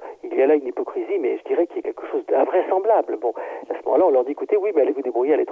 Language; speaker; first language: French; native; French